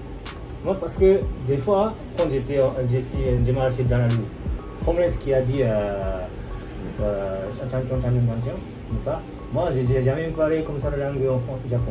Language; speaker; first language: French; non-native, learner; Japanese